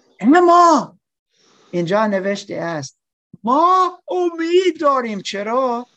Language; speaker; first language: Persian; non-native, learner; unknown